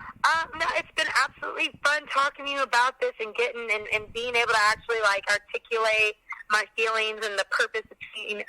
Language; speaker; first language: English; native; English